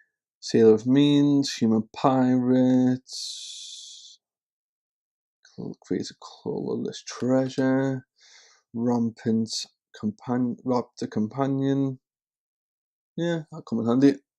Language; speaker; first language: English; native; English